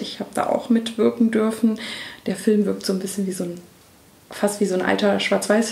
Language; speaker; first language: German; native; German